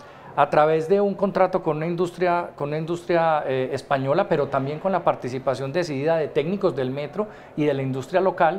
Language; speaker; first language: Spanish; native; Spanish